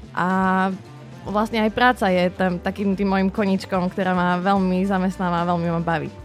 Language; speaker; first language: Slovak; native; Slovak